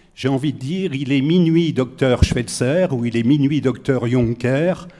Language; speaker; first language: French; native; French